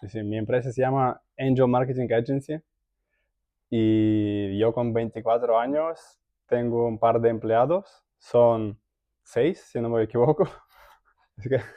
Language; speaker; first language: Spanish; non-native, fluent; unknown